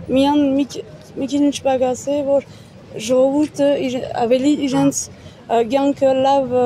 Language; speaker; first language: Armenian; early bilingual, heritage; Armenian